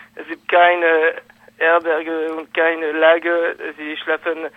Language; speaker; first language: German; non-native, fluent; French